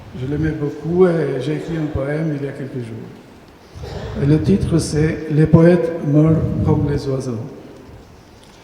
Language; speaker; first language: French; non-native, fluent; Albanian